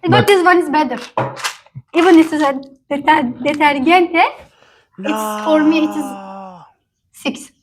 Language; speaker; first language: English; non-native, learner; Turkish